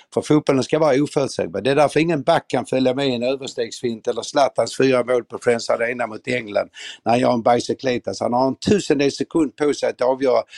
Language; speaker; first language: Swedish; native; Swedish